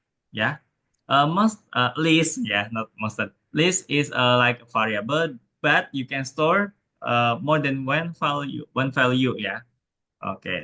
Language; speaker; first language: English; non-native, learner; Indonesian